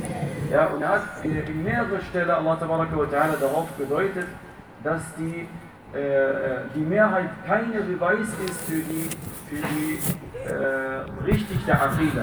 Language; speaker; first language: German; non-native, fluent; Arabic